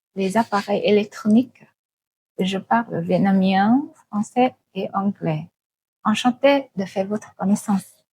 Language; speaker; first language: French; non-native, fluent; Vietnamese